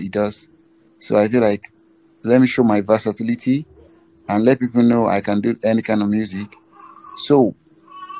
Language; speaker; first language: English; non-native, local second language; Yoruba